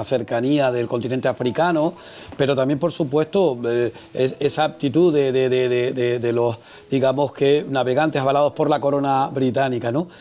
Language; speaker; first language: Spanish; native; Spanish